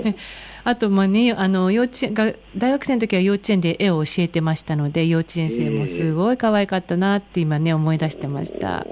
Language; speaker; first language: Japanese; native; Japanese